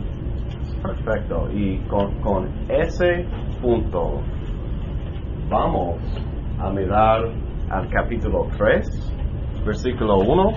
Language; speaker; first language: Spanish; non-native, learner; English